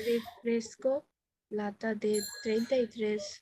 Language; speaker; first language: Spanish; non-native, learner; Bangla